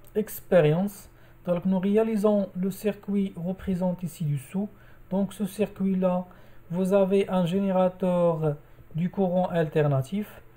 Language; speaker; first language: French; non-native, local second language; Arabic